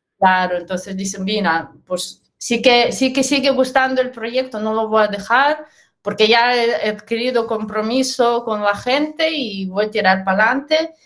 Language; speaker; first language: Spanish; non-native, fluent; Russian